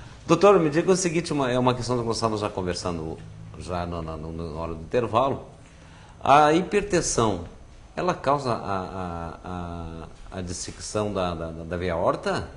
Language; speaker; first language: Portuguese; native; Portuguese